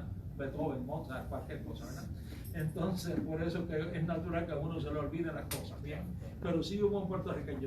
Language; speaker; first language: Spanish; native; Spanish